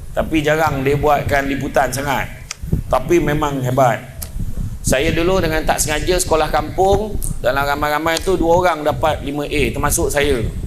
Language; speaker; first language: Malay; native; Malay